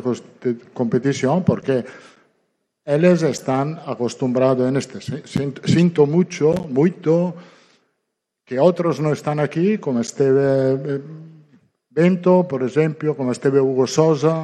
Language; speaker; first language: Portuguese; non-native, learner; Italian